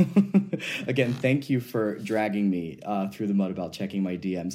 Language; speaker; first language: English; native; English